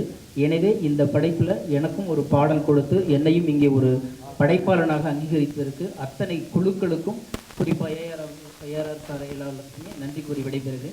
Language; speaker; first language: Tamil; native; Tamil